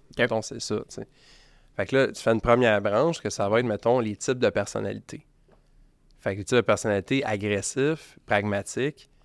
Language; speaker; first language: French; native; French